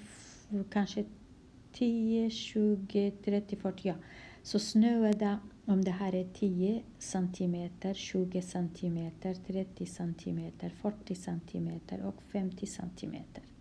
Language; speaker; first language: Swedish; non-native, fluent; Kurdish